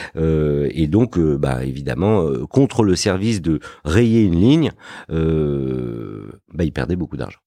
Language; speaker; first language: French; early bilingual, other home language; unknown